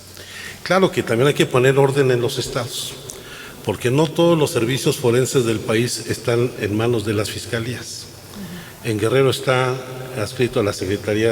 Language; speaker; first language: Spanish; native; Spanish